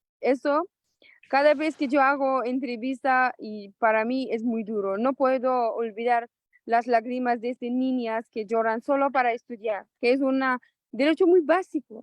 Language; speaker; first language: Spanish; non-native, local second language; Persian